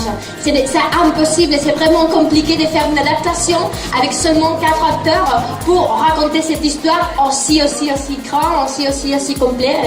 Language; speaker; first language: French; non-native, fluent; Spanish